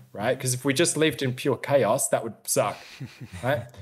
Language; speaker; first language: English; native; English